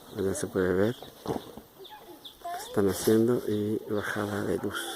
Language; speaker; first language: Spanish; native; Spanish